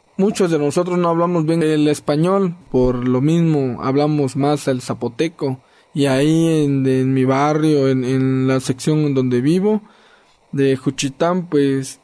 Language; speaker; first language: Spanish; non-native, local second language; Zapotec